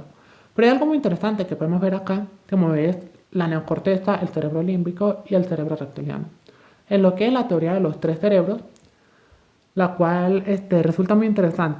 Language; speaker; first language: Spanish; native; Spanish